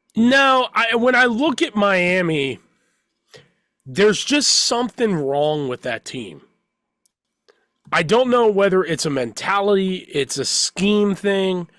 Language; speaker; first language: English; native; English